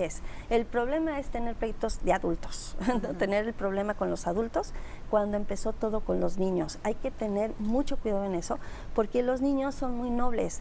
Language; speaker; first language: Spanish; native; Spanish